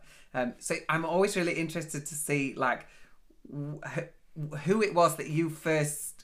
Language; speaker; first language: English; native; English